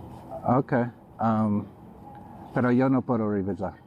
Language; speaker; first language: Spanish; non-native, learner; English